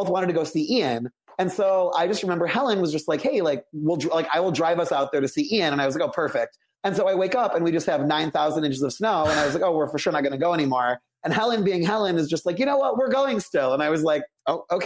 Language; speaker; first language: English; native; English